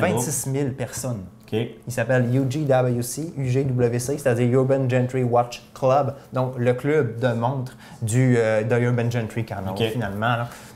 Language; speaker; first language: French; native; French